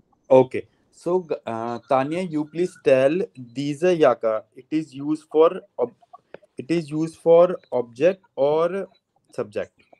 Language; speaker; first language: English; non-native, local second language; Hindi